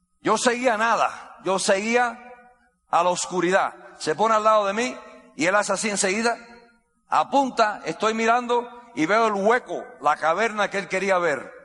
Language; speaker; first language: Spanish; non-native, fluent; English